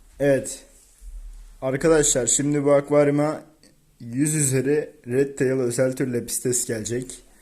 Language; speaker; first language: Turkish; native; Turkish